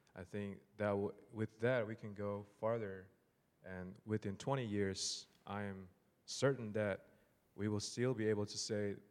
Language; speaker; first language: English; non-native, fluent; Burmese